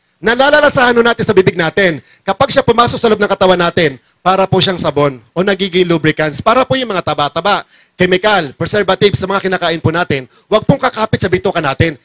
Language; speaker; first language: Filipino; non-native, local second language; Bikol